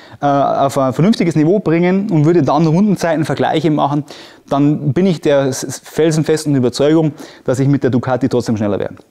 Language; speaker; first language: German; native; German